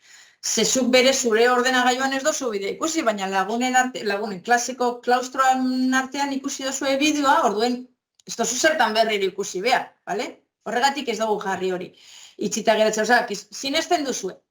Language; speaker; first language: Basque; native; Basque